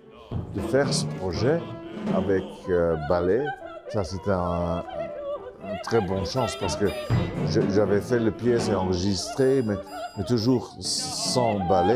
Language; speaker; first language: French; non-native, fluent; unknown